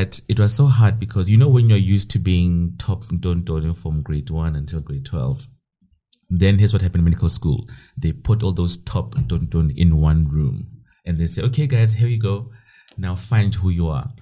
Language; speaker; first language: English; non-native, local second language; Southern Sotho